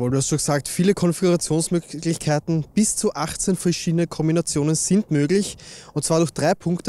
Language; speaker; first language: German; native; German